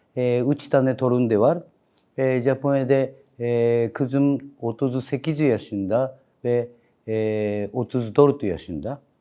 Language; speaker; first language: Turkish; non-native, learner; Japanese